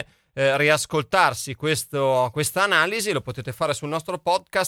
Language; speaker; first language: Italian; native; Italian